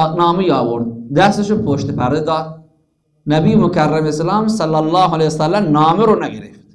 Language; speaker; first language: Persian; native; Persian